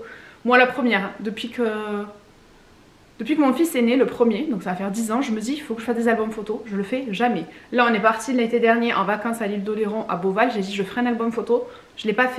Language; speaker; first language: French; native; French